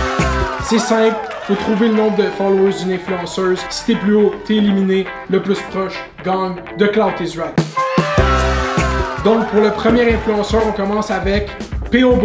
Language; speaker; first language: French; native; French